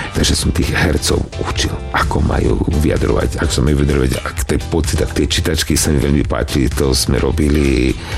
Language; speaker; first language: Slovak; non-native, local second language; Romany